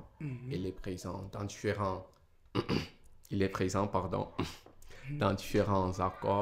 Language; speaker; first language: French; non-native, fluent; Portuguese